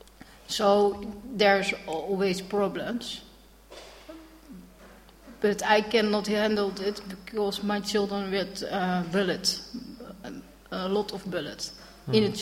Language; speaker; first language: English; non-native, learner; Dutch